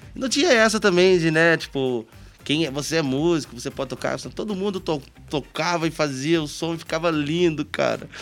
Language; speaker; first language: Portuguese; native; Portuguese